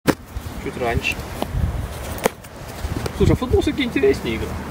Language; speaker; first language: Russian; native; Russian